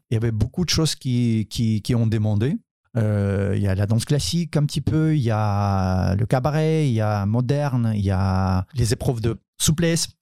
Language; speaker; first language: French; non-native, fluent; Ukrainian